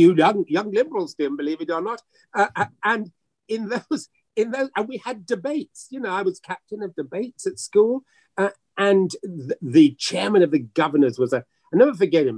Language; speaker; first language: English; native; English